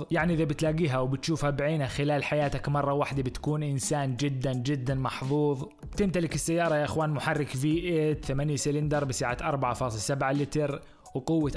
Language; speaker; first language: Arabic; native; Arabic